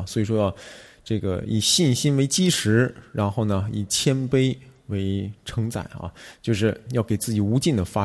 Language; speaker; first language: Chinese; native; Chinese